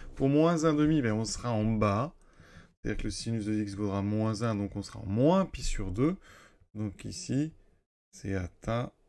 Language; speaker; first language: French; native; French